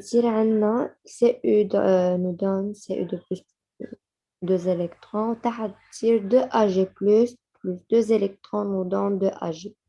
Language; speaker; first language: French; non-native, local second language; Arabic